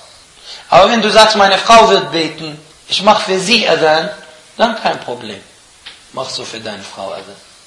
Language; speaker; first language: German; non-native, fluent; Arabic